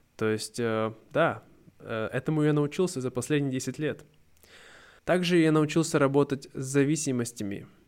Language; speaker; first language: Russian; native; Russian